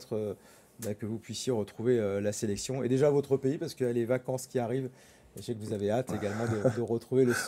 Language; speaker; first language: French; native; French